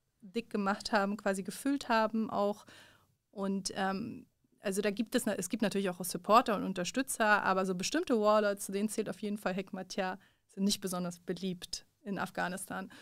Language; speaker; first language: German; early bilingual, other home language; Persian